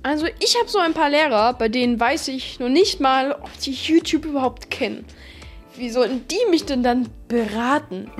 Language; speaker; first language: German; native; German